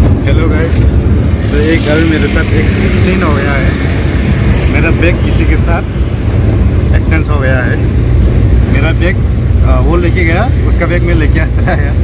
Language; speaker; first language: Hindi; non-native, local second language; Kok Borok